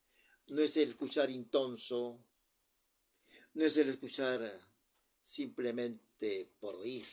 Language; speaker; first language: Spanish; native; Spanish